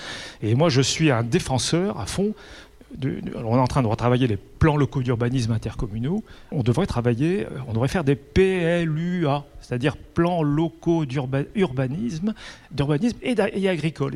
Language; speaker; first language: French; native; French